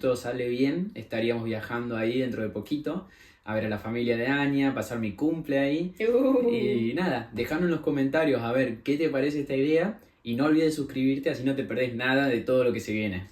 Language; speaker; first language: Spanish; native; Spanish